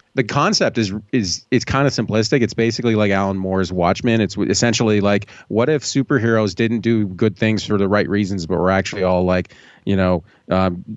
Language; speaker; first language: English; native; English